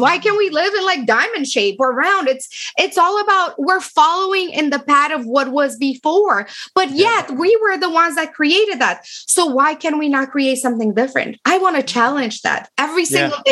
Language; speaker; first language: English; non-native, fluent; Romanian